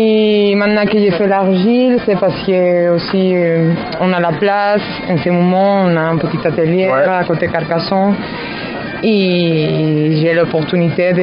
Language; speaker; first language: French; non-native, fluent; Spanish